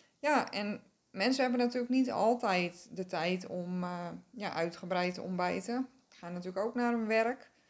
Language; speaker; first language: Dutch; native; Dutch